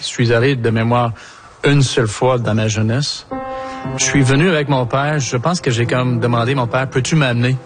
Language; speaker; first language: French; native; French